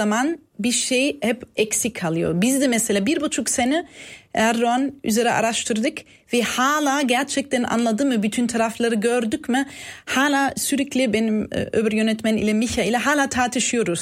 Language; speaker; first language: Turkish; non-native, fluent; German